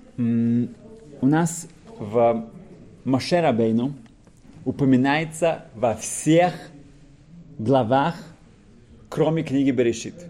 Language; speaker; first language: Russian; early bilingual, heritage; Russian